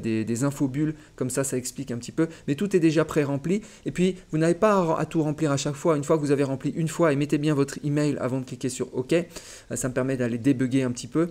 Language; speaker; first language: French; native; French